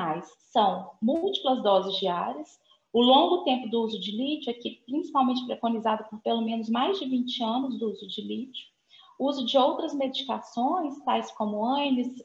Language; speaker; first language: Portuguese; native; Portuguese